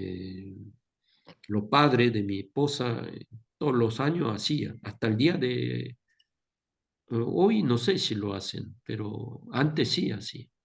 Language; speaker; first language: Spanish; non-native, fluent; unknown